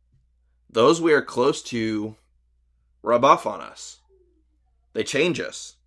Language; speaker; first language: English; native; English